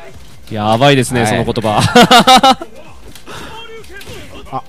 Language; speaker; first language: Japanese; native; Japanese